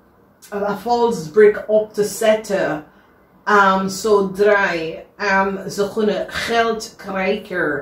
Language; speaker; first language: Dutch; non-native, learner; English